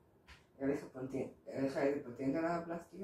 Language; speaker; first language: Hebrew; native; Hebrew